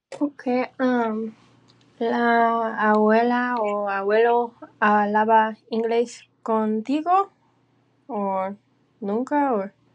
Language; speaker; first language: Spanish; early bilingual, heritage; English